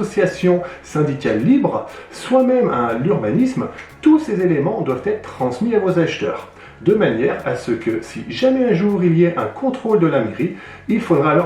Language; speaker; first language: French; native; French